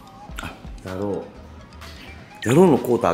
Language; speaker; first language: Japanese; native; Japanese